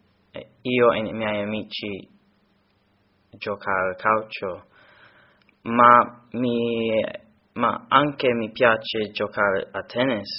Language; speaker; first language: Italian; non-native, learner; English